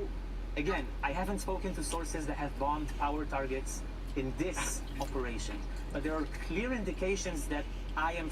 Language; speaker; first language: English; non-native, fluent; Hebrew